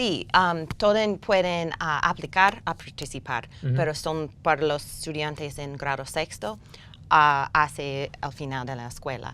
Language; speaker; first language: Spanish; non-native, learner; English